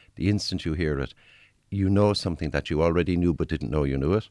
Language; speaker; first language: English; native; English